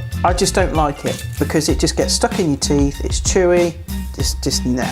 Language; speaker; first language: English; native; English